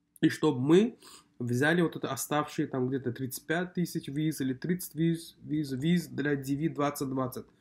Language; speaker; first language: Russian; non-native, local second language; Uzbek